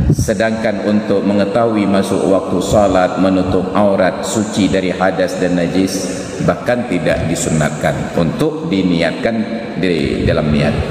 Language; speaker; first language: Malay; non-native, local second language; Achinese